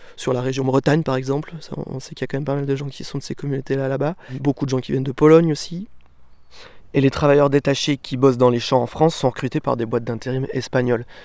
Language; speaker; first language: French; native; French